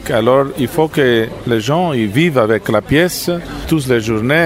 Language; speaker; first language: French; non-native, learner; Italian